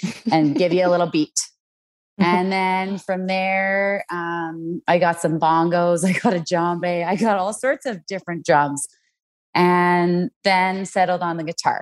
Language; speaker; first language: English; native; English